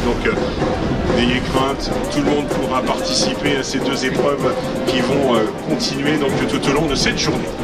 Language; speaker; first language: French; native; French